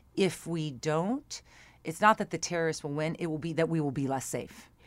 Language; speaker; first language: English; native; English